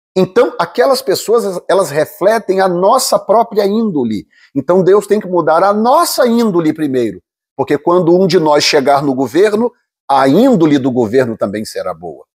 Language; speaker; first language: Portuguese; native; Portuguese